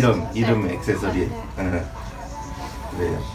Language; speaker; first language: Korean; native; Korean